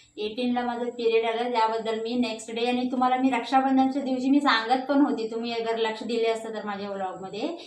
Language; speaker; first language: Marathi; non-native, local second language; Hindi